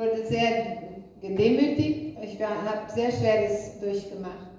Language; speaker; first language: German; non-native, fluent; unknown